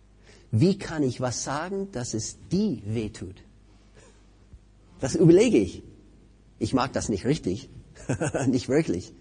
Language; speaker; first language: German; non-native, fluent; English